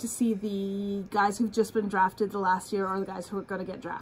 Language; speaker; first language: English; native; English